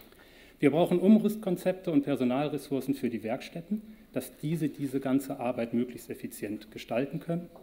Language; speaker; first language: German; native; German